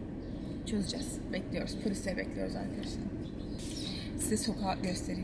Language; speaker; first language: Turkish; native; Turkish